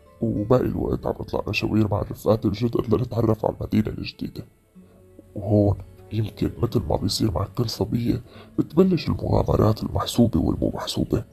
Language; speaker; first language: Arabic; native; Arabic